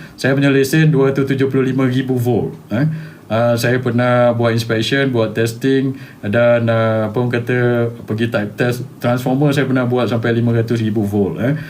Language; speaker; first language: Malay; native; Malay